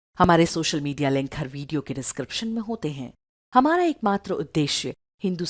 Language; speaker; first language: Hindi; native; Hindi